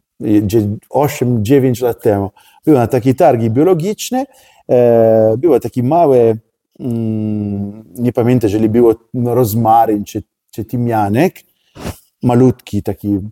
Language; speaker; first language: Polish; non-native, learner; Italian